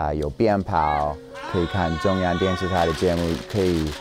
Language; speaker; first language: Chinese; non-native, fluent; English